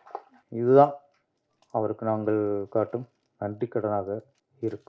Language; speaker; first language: Tamil; native; Tamil